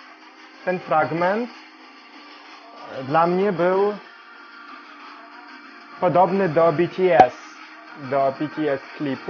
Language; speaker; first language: Polish; non-native, learner; Ukrainian